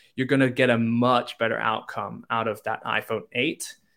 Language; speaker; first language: English; non-native, local second language; Cantonese